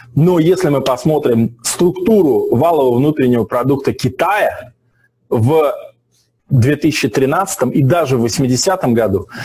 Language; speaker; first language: Russian; native; Russian